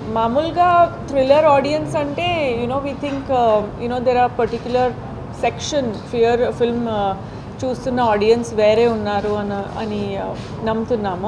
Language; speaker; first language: Telugu; non-native, local second language; Tamil